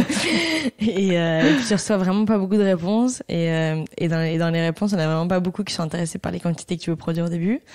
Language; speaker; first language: French; native; French